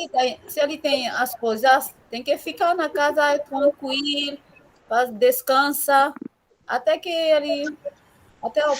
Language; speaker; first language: Portuguese; non-native, learner; Haitian Creole